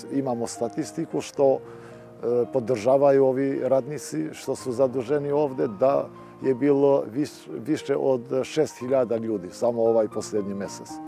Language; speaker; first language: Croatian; non-native, local second language; Albanian